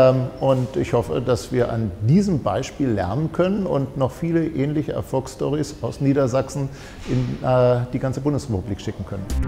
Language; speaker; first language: German; native; German